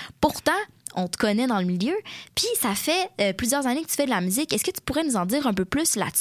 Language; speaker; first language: French; native; French